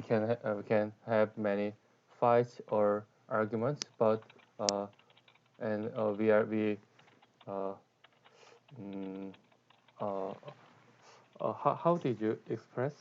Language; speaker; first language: English; non-native, learner; Korean